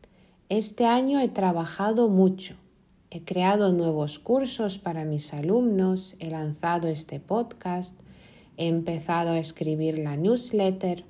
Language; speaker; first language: Spanish; non-native, fluent; Lithuanian